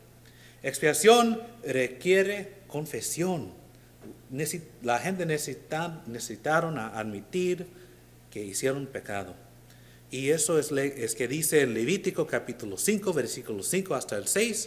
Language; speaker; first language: Spanish; non-native, learner; English